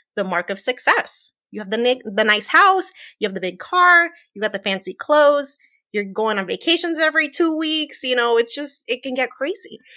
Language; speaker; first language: English; early bilingual, other home language; Spanish